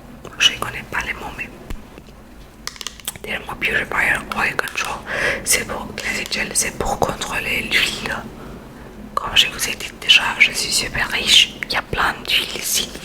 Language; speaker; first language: French; non-native, learner; Spanish